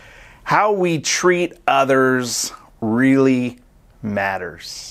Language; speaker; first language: English; native; English